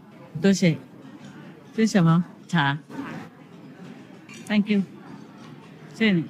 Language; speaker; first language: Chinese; non-native, fluent; Vietnamese